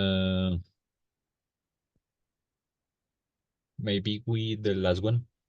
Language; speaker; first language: English; non-native, learner; Spanish